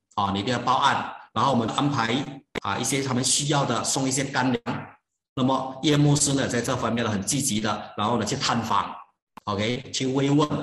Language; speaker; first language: Chinese; native; Chinese